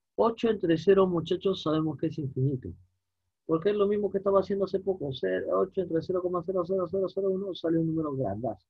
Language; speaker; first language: Spanish; native; Spanish